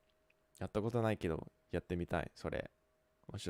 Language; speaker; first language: Japanese; early bilingual, heritage; Japanese